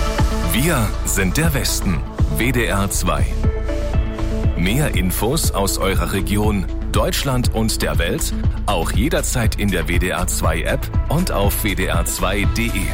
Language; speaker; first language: German; native; German